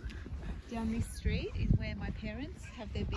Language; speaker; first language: English; native; English